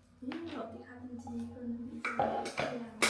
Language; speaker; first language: Korean; non-native, learner; Vietnamese